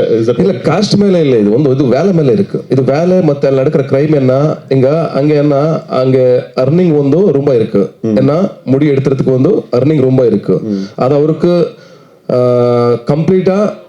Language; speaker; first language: Tamil; non-native, learner; Kannada